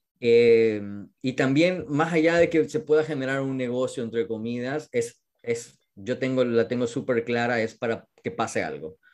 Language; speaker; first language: Spanish; native; Spanish